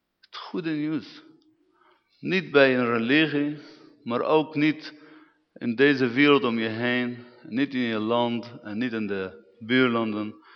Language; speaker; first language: Dutch; non-native, fluent; Arabic